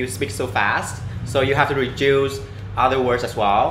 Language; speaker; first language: English; non-native, fluent; Vietnamese